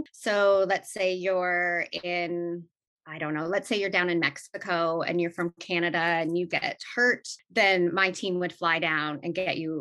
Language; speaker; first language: English; native; English